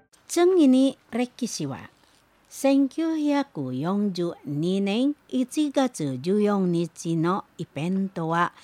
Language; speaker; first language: Japanese; non-native, learner; Indonesian